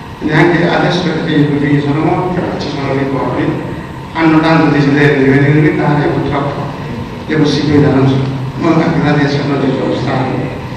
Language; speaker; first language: Italian; native; Italian